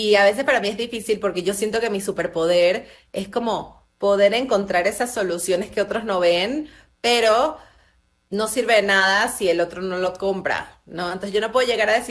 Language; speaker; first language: Spanish; native; Spanish